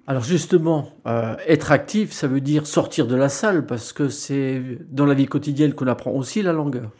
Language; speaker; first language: French; native; French